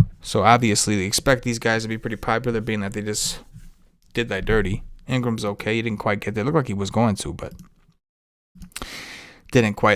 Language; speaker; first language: English; native; English